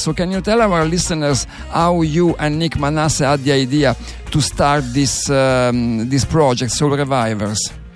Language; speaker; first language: English; non-native, fluent; Italian